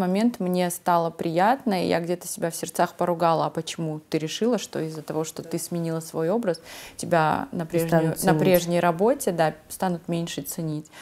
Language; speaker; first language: Russian; non-native, local second language; Ossetic